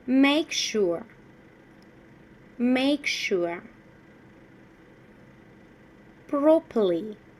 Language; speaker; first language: English; non-native, fluent; Russian